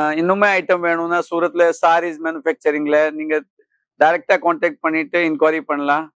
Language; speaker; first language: Tamil; non-native, fluent; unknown